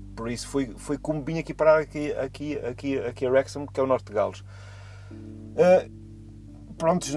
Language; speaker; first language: Portuguese; native; Portuguese